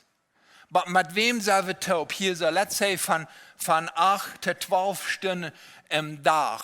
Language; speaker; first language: German; non-native, learner; Low German